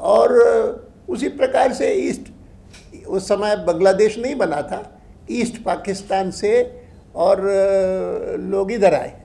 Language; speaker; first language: Urdu; non-native, fluent; Sindhi